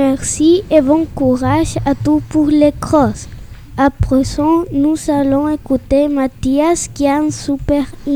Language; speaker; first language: French; non-native, learner; Spanish